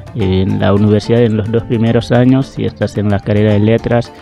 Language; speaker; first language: Spanish; non-native, fluent; Wolof